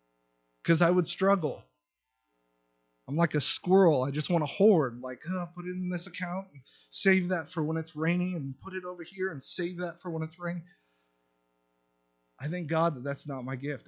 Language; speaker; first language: English; native; English